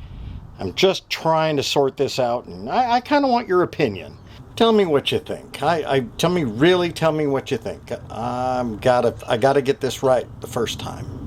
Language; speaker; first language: English; native; English